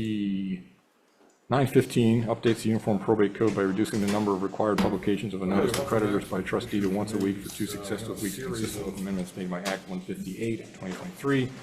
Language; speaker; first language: English; native; English